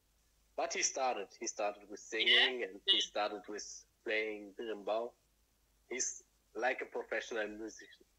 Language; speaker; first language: English; non-native, fluent; German